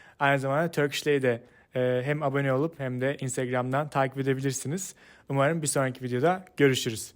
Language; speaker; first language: Turkish; native; Turkish